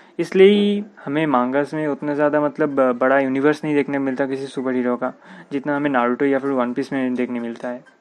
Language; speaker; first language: Hindi; non-native, local second language; Bangla